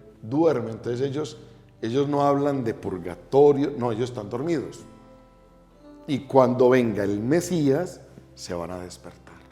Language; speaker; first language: Spanish; native; Spanish